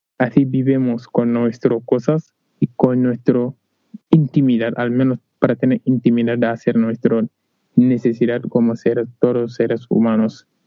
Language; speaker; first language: Spanish; non-native, learner; Wolof